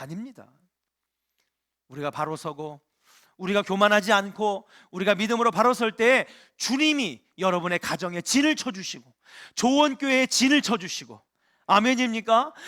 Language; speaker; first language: Korean; native; Korean